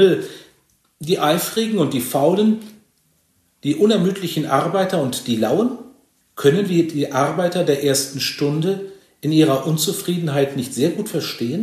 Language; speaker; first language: German; native; German